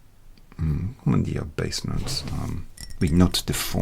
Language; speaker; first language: French; non-native, learner; English